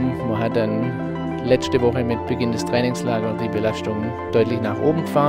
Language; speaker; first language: German; native; German